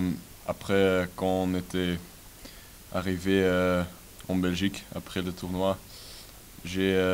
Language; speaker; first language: French; non-native, local second language; Dutch